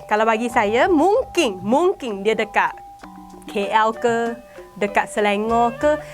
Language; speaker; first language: Malay; non-native, local second language; Chinese